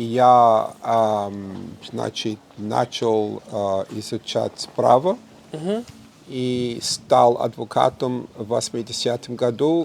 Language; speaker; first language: Russian; non-native, fluent; English